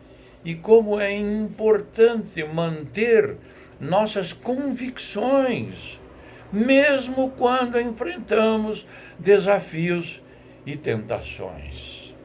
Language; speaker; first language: Portuguese; native; Portuguese